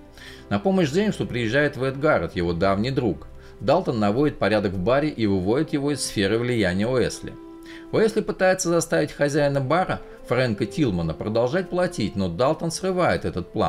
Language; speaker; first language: Russian; native; Russian